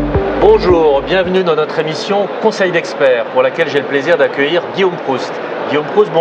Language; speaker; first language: French; native; French